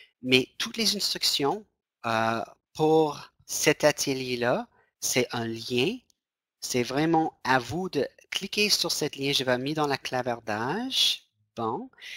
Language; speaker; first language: French; non-native, fluent; English